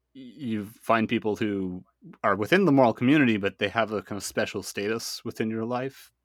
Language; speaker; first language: English; native; English